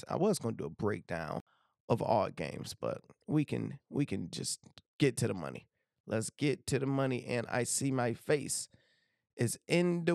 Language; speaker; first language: English; native; English